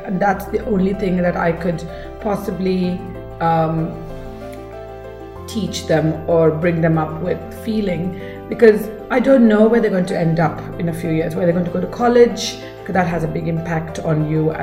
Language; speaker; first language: English; non-native, local second language; Kannada